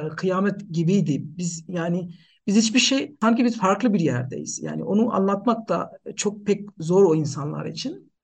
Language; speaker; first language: Turkish; non-native, fluent; Nepali